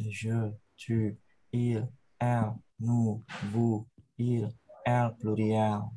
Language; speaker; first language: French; non-native, fluent; Indonesian